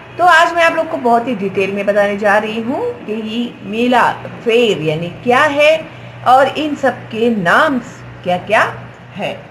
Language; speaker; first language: Hindi; non-native, local second language; Marathi